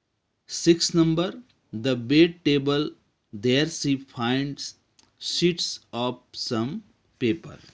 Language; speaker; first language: English; non-native, local second language; Gujarati